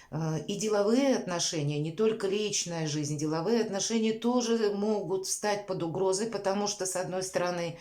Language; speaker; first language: Russian; native; Russian